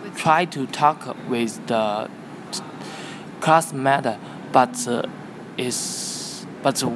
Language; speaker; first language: English; non-native, learner; Cantonese